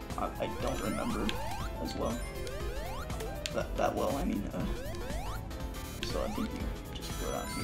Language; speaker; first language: English; native; English